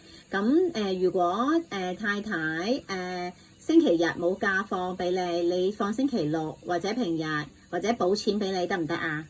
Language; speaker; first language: Cantonese; native; Cantonese